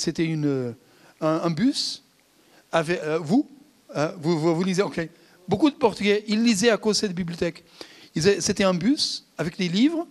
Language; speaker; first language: French; non-native, fluent; Portuguese